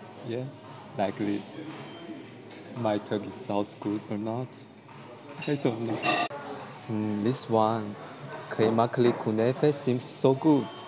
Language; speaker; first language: English; non-native, learner; Chinese